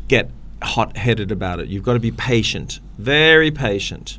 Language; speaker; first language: English; native; English